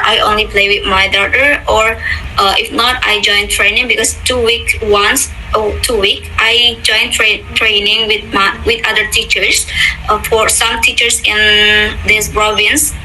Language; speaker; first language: English; non-native, fluent; Indonesian